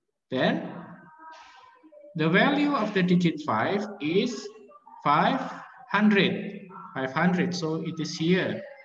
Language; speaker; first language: English; non-native, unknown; Indonesian